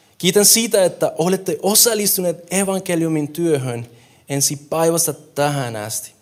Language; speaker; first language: Finnish; non-native, fluent; Spanish